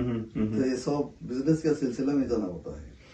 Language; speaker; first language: Hindi; non-native, local second language; Bangla